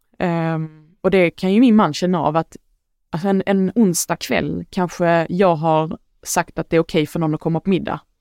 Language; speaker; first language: Swedish; early bilingual, other home language; Arabic